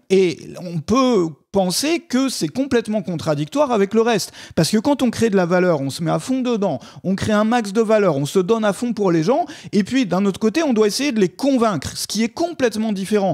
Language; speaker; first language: French; native; French